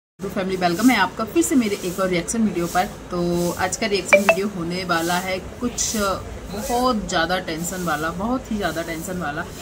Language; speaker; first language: Hindi; native; Hindi